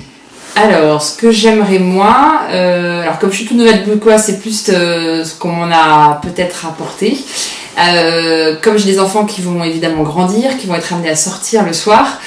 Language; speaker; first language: French; native; French